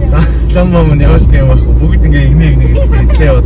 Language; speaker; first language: Mongolian; native; Mongolian